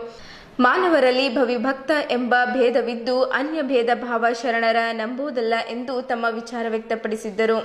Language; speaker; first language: Kannada; native; Kannada